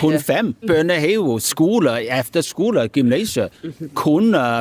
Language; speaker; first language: Danish; non-native, learner; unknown